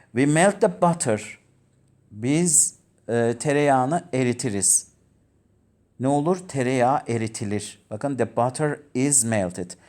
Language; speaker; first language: Turkish; native; Turkish